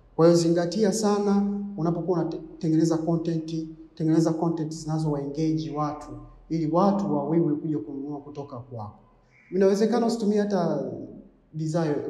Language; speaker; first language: Swahili; native; Swahili